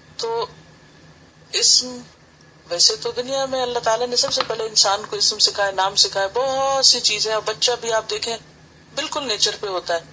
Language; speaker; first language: Urdu; native; Urdu